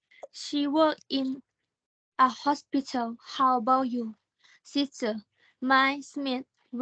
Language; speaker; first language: English; non-native, learner; Thai